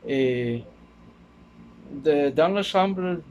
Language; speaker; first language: French; non-native, learner; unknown